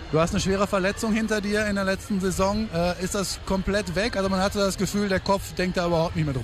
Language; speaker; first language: German; native; German